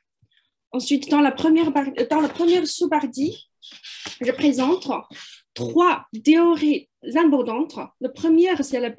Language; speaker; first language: French; non-native, fluent; Chinese